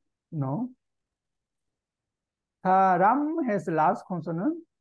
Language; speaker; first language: English; non-native, learner; Korean